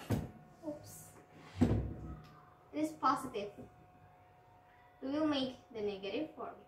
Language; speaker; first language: English; non-native, fluent; Indonesian